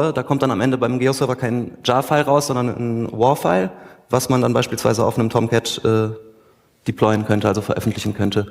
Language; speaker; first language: German; native; German